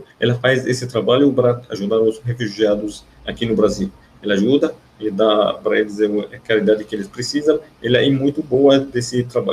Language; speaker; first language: Portuguese; non-native, fluent; Arabic